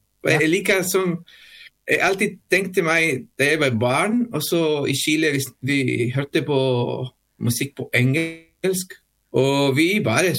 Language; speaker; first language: Norwegian; non-native, learner; Spanish